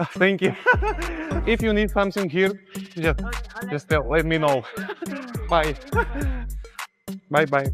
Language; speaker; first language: English; non-native, learner; Russian